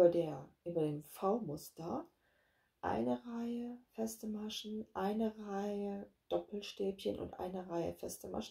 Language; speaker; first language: German; native; German